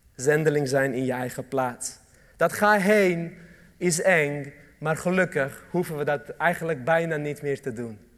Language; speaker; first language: Dutch; early bilingual, other home language; Armenian